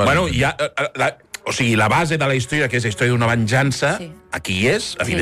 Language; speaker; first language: Catalan; native; Catalan